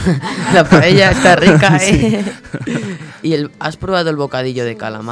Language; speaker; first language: Spanish; native; Spanish